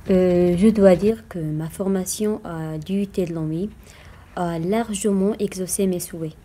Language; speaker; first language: French; non-native, local second language; Arabic